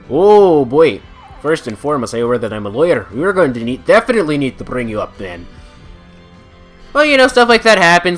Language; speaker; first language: English; native; English